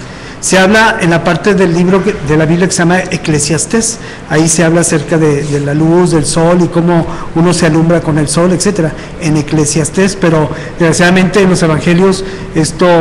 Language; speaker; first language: Spanish; native; Spanish